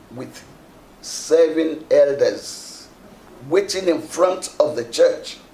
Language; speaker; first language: English; non-native, local second language; Yoruba